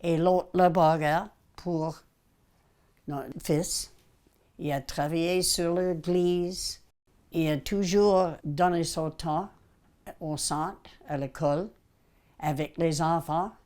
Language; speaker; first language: French; non-native, local second language; English